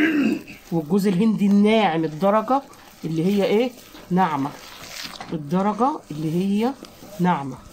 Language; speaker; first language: Arabic; native; Arabic